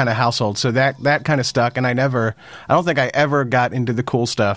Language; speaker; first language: English; native; English